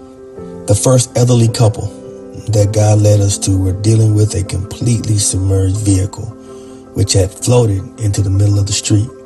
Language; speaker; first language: English; native; English